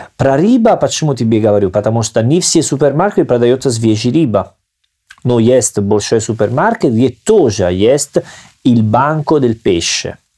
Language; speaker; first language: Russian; non-native, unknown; Italian